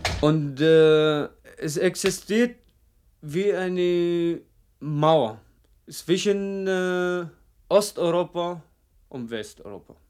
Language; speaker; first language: German; non-native, fluent; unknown